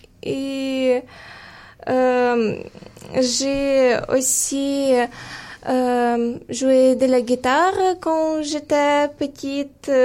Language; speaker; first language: French; non-native, fluent; Ukrainian